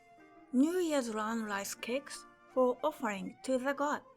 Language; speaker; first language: English; non-native, fluent; Japanese